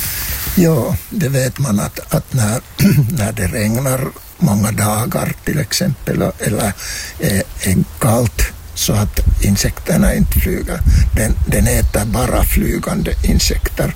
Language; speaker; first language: Swedish; non-native, local second language; Finnish